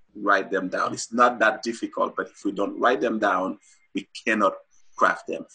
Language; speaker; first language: English; non-native, fluent; Haitian Creole